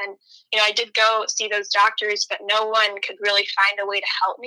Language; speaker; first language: English; native; English